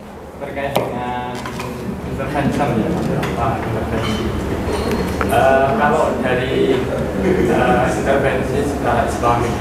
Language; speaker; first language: Indonesian; native; Indonesian